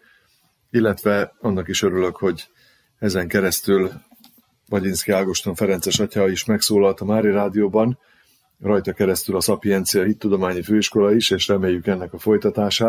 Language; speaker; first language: Hungarian; native; Hungarian